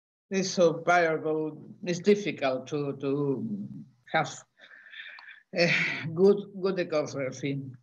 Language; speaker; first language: English; non-native, fluent; Spanish